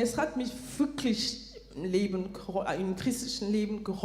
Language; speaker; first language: German; non-native, fluent; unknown